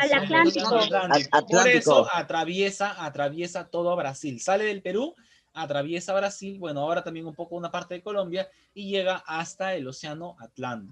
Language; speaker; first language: Spanish; native; Spanish